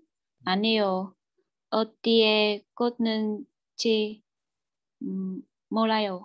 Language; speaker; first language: Korean; non-native, learner; Vietnamese